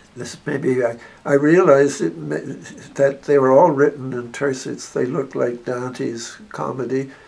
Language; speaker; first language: English; native; English